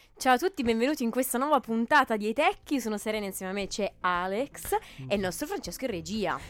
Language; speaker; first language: Italian; native; Italian